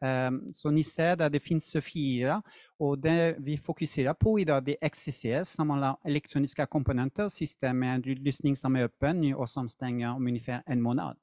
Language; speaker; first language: Swedish; non-native, fluent; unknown